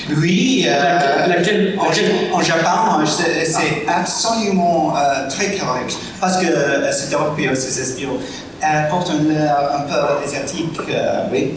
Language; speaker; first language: French; non-native, learner; English